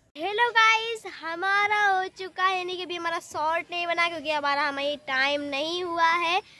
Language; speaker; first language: Hindi; native; Hindi